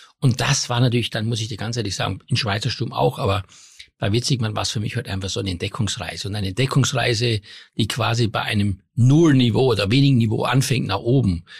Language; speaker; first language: German; native; German